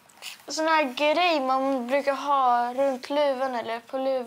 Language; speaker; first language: Swedish; native; Swedish